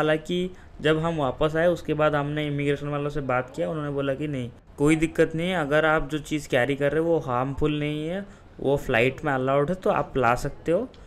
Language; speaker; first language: Hindi; non-native, local second language; Odia